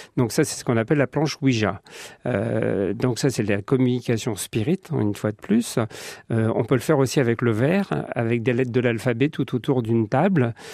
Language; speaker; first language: French; native; French